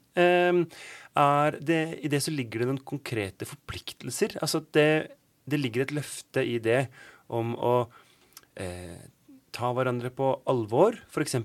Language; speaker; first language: Norwegian; native; Norwegian